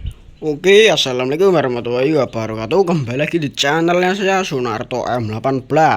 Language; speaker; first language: Indonesian; non-native, local second language; Javanese